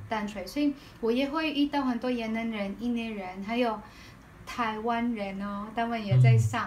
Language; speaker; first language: Chinese; non-native, learner; Filipino